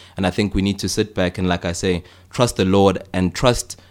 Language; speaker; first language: English; native; English